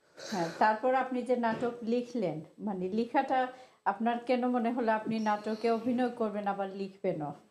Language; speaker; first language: Bangla; native; Bangla